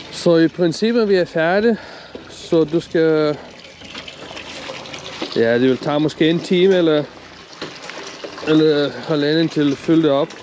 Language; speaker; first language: Danish; non-native, learner; Lithuanian